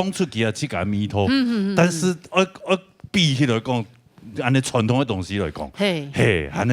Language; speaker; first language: Chinese; native; Chinese